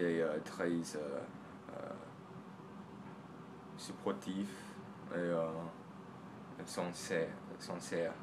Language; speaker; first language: French; non-native, learner; English